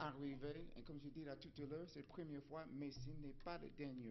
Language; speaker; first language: French; non-native, fluent; English